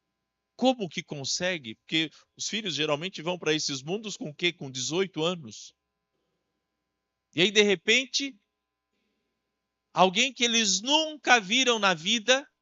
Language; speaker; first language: Portuguese; native; Portuguese